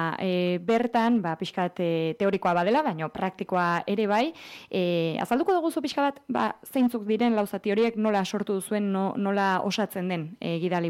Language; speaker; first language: Basque; native; Basque